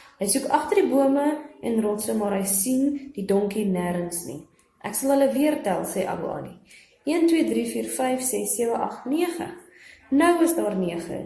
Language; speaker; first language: Afrikaans; non-native, local second language; English